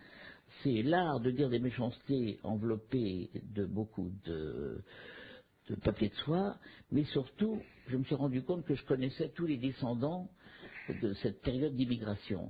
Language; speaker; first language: French; native; French